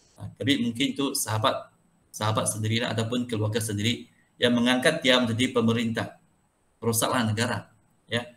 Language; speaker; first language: Malay; non-native, local second language; Chinese